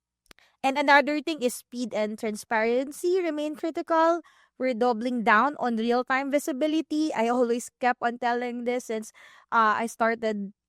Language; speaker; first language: English; non-native, local second language; Filipino